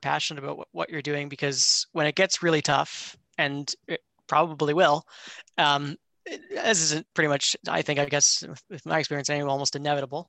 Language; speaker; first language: English; native; English